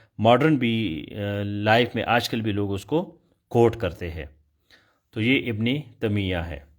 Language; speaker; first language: Urdu; non-native, local second language; Pashto